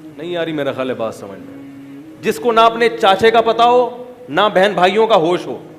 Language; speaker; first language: Urdu; native; Urdu